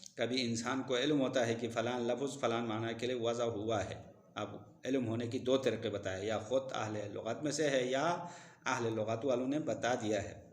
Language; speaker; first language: Urdu; non-native, local second language; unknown